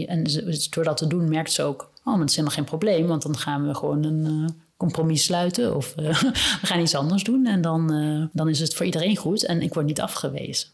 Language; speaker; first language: Dutch; native; Dutch